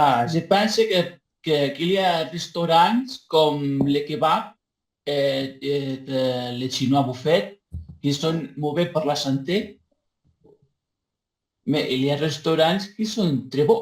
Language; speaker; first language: French; non-native, learner; Spanish